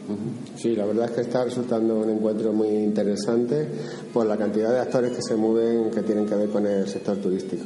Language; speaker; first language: Spanish; native; Spanish